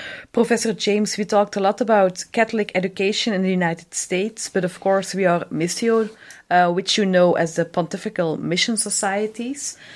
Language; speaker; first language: English; non-native, fluent; Dutch